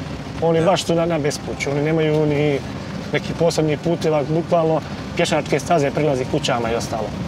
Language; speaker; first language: Croatian; native; Croatian